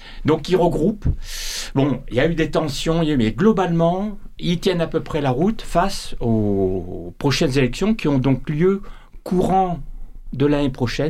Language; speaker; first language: French; native; French